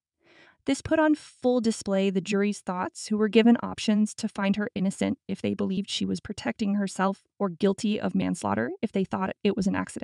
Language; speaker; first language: English; native; English